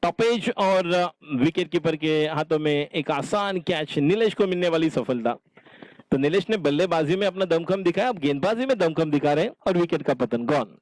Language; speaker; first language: Hindi; non-native, local second language; Marathi